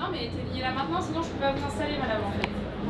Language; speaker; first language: French; native; French